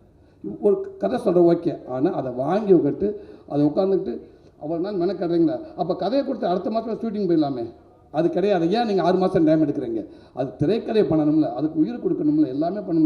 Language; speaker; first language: Tamil; native; Tamil